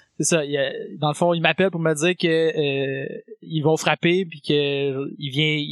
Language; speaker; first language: French; native; French